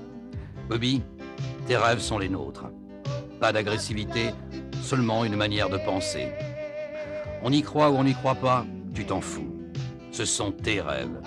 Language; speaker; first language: French; native; French